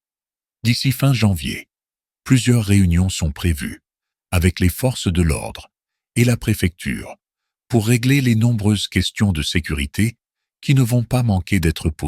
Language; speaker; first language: French; native; French